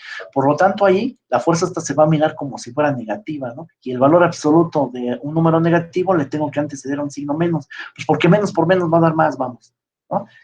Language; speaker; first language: Spanish; native; Spanish